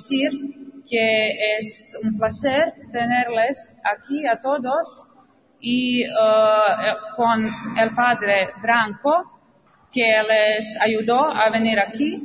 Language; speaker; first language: Spanish; non-native, fluent; Serbian